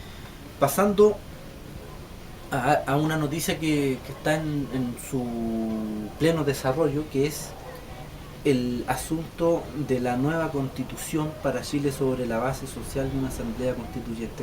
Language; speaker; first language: Spanish; native; Spanish